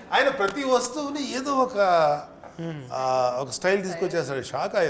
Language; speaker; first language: Telugu; native; Telugu